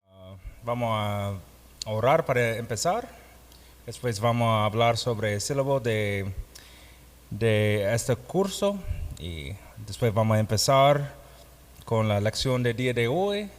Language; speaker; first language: Spanish; non-native, fluent; English